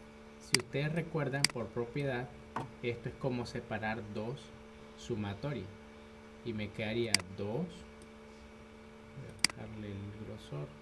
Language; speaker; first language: Spanish; native; Spanish